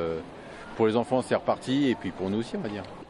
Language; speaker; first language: French; native; French